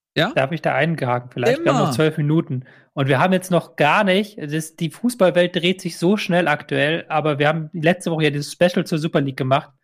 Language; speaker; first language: German; native; German